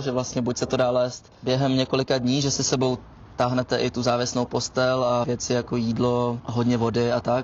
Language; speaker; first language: Czech; native; Czech